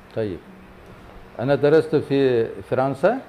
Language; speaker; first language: Arabic; non-native, fluent; Turkish